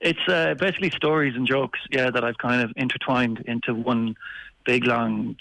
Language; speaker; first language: English; native; English